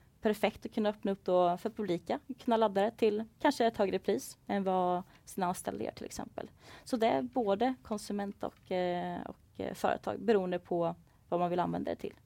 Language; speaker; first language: Swedish; native; Swedish